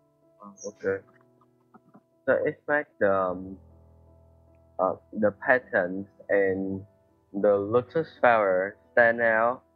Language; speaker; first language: English; non-native, learner; Vietnamese